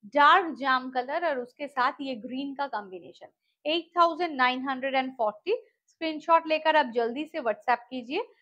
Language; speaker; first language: Hindi; non-native, local second language; Bangla